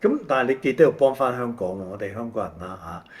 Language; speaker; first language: Cantonese; native; Cantonese